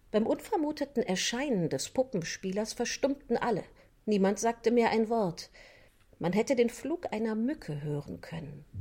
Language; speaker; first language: German; native; German